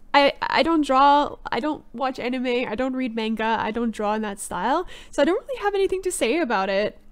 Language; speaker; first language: English; native; English